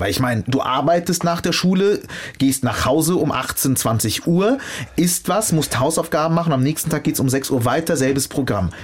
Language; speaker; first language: German; early bilingual, other home language; Arabic